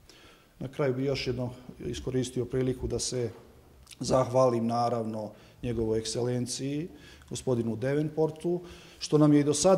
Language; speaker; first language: Serbian; native; Serbian